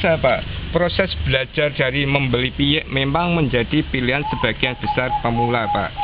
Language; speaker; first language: Indonesian; non-native, local second language; Javanese